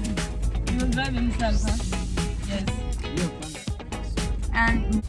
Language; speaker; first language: English; non-native, learner; Turkish